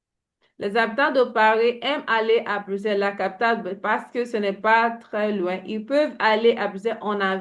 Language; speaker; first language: French; non-native, fluent; English